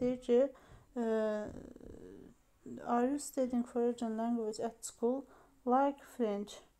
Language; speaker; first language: English; non-native, fluent; Azerbaijani